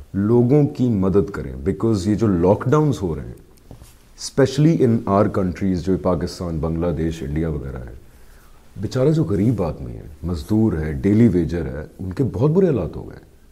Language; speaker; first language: Urdu; native; Urdu